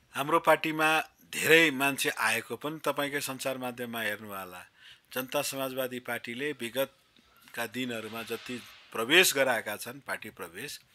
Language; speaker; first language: Nepali; non-native, local second language; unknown